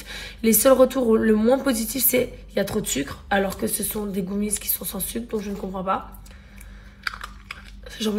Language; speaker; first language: French; native; French